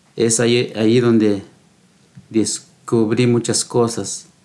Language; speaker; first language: Spanish; native; Spanish